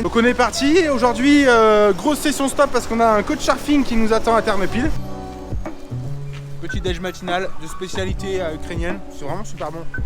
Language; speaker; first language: French; native; French